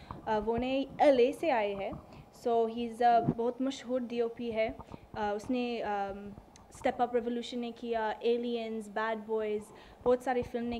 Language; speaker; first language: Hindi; non-native, learner; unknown